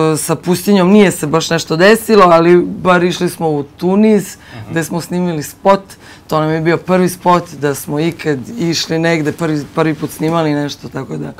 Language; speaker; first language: Serbian; early bilingual, heritage; Bosnian